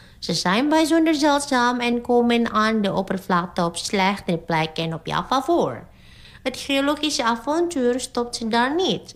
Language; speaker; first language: Dutch; non-native, fluent; Indonesian